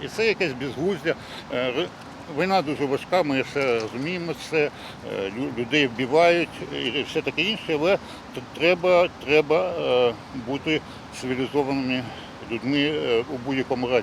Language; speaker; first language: Ukrainian; non-native, local second language; Russian